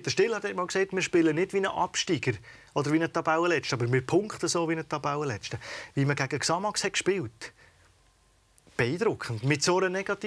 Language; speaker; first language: German; native; German